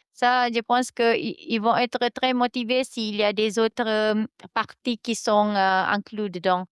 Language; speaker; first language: French; non-native, fluent; Malay